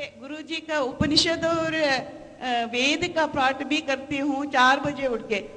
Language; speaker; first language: Hindi; non-native, local second language; Kannada